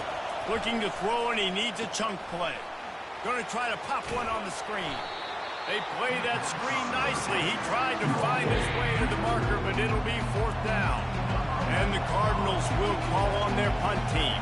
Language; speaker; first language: English; native; English